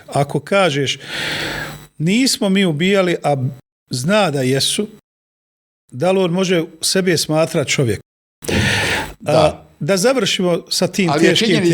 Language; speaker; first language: Bosnian; native; Bosnian